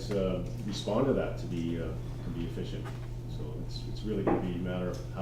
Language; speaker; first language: English; native; English